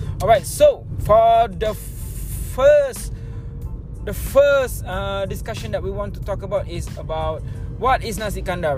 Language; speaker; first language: English; non-native, local second language; Malay